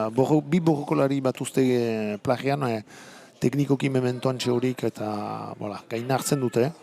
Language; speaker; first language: Basque; native; Basque